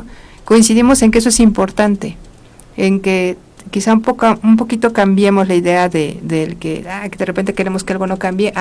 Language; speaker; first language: Spanish; native; Spanish